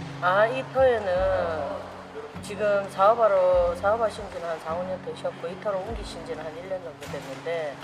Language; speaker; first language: Korean; native; Korean